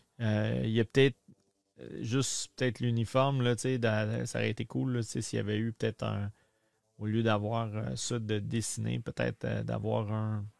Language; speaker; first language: French; native; French